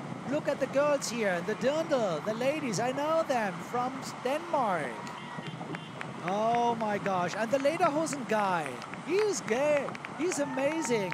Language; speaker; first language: English; non-native, fluent; German